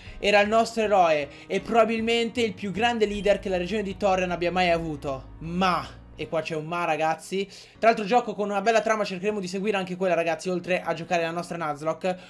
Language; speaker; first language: Italian; native; Italian